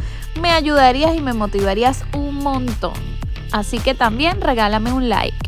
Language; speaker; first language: Spanish; native; Spanish